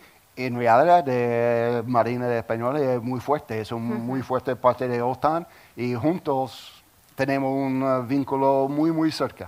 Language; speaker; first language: Spanish; non-native, learner; English